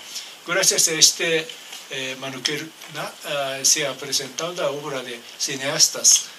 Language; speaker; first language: Spanish; non-native, learner; Japanese